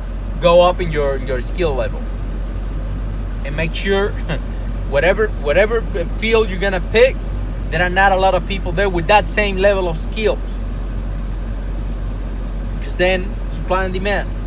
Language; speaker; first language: English; non-native, fluent; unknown